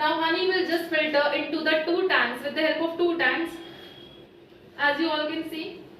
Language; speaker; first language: English; non-native, local second language; Hindi